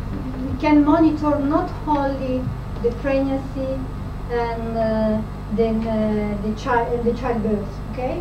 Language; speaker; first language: English; non-native, fluent; Italian